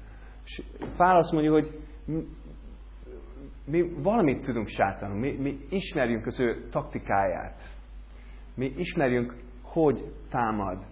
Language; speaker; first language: Hungarian; non-native, learner; English